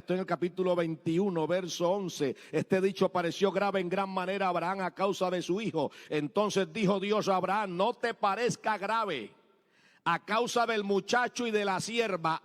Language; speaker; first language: Spanish; native; Spanish